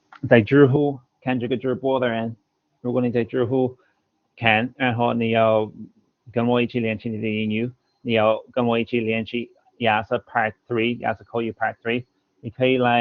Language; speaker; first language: Chinese; non-native, fluent; English